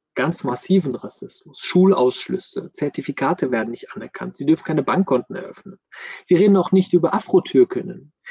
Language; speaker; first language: German; early bilingual, other home language; Persian